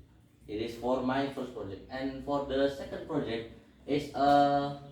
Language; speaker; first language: English; non-native, learner; Indonesian